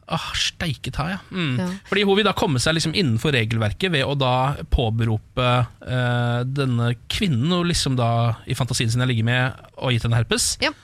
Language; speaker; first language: Norwegian; native; Norwegian